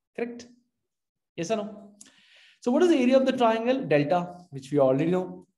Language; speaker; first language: English; non-native, local second language; Hindi